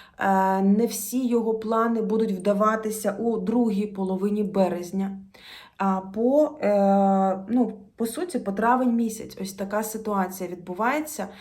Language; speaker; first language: Ukrainian; non-native, local second language; Russian